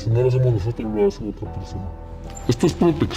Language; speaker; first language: Spanish; native; Spanish